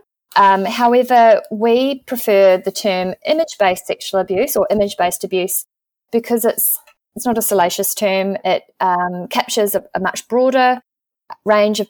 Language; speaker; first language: English; native; English